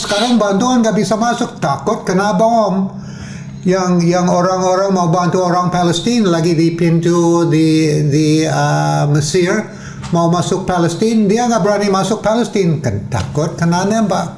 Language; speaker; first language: Indonesian; non-native, fluent; English